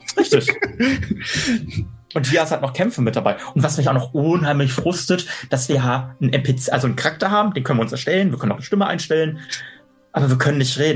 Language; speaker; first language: German; native; German